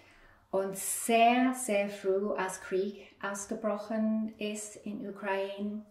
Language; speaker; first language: German; non-native, fluent; English